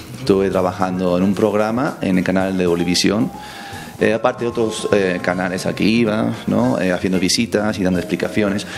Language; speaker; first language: Spanish; early bilingual, other home language; English